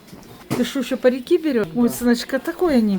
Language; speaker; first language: Russian; native; Russian